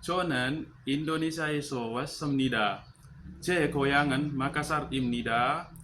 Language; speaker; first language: Korean; non-native, learner; Indonesian